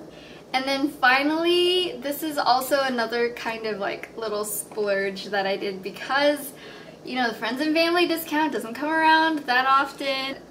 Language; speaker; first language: English; native; English